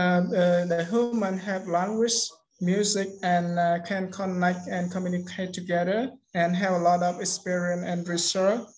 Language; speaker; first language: English; non-native, learner; Khmer